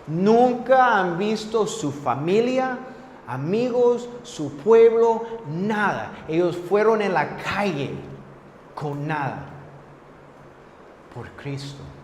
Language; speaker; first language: Spanish; non-native, fluent; English